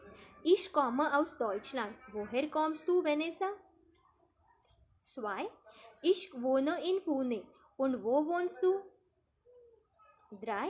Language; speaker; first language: German; non-native, fluent; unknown